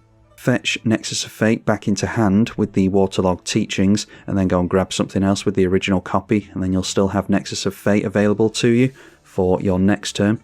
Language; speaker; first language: English; native; English